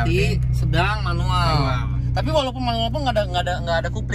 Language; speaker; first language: Indonesian; native; Indonesian